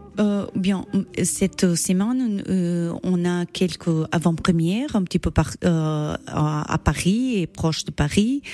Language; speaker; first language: French; non-native, learner; Portuguese